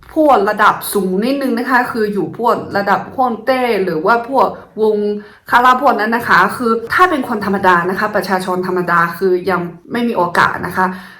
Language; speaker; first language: Thai; non-native, fluent; Chinese